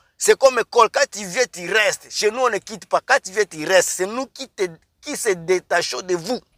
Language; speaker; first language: French; non-native, local second language; Lingala